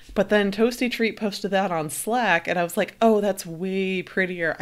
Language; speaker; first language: English; native; English